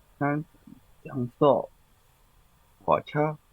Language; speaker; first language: Chinese; non-native, learner; Indonesian